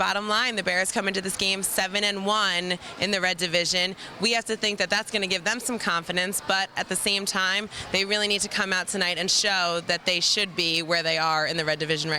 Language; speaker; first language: English; native; English